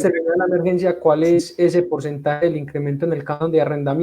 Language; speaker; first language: Spanish; native; Spanish